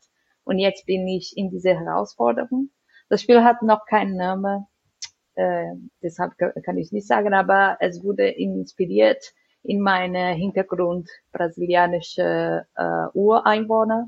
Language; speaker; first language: German; non-native, fluent; Portuguese